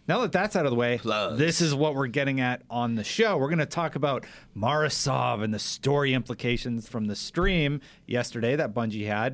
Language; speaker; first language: English; native; English